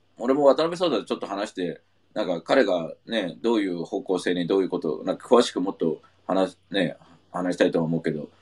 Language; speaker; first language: Japanese; non-native, fluent; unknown